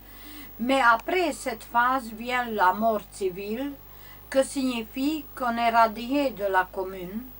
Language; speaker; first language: French; non-native, learner; Romanian